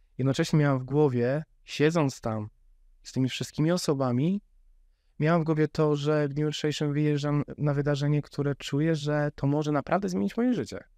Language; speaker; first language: Polish; native; Polish